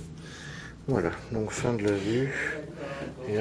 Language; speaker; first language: French; native; French